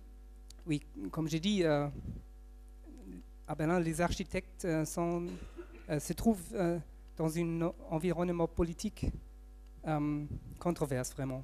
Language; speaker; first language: French; non-native, fluent; German